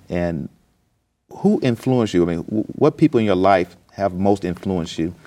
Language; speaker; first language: English; native; English